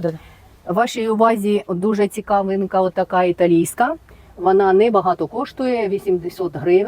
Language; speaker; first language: Ukrainian; native; Ukrainian